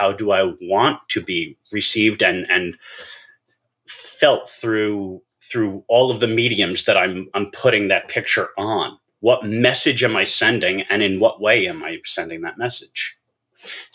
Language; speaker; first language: English; native; English